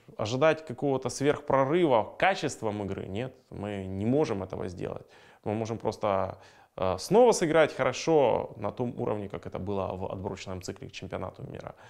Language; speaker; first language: Russian; native; Russian